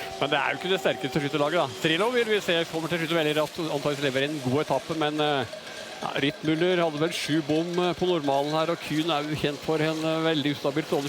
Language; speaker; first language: Norwegian; native; Norwegian